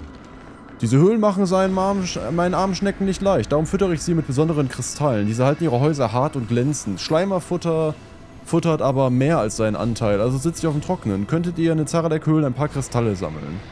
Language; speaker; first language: German; native; German